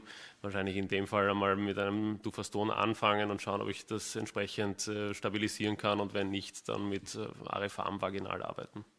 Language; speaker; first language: German; native; German